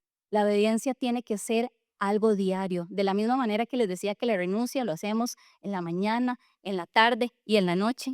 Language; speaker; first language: Spanish; native; Spanish